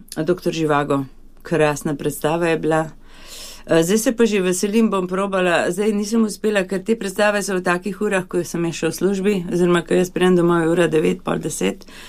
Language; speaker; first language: Slovenian; early bilingual, other home language; Hungarian